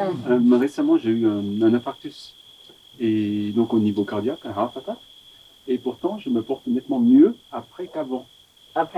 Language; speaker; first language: French; native; French